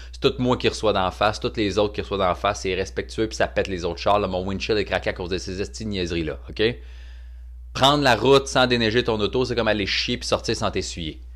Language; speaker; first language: French; native; French